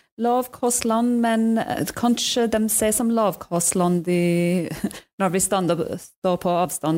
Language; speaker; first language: Norwegian; non-native, fluent; English